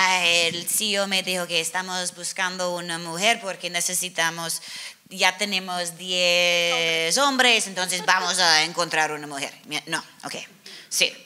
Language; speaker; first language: Spanish; non-native, learner; English